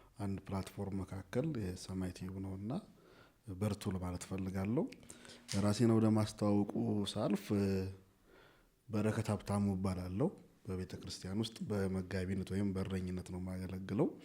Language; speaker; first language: Amharic; native; Amharic